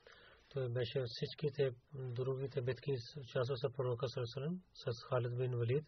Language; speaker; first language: Bulgarian; non-native, learner; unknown